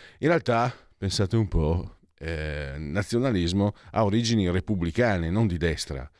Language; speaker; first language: Italian; native; Italian